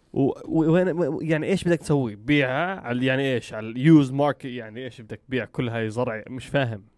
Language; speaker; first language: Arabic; early bilingual, heritage; Arabic